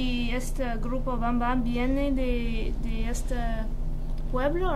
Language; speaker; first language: Spanish; non-native, learner; English